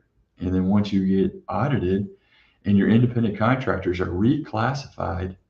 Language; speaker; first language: English; native; English